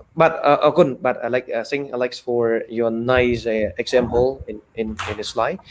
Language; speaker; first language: English; non-native, fluent; Khmer